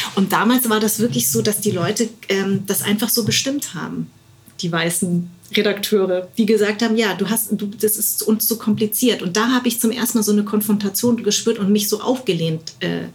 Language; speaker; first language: German; native; German